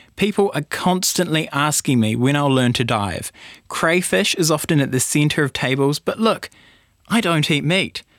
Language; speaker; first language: English; native; English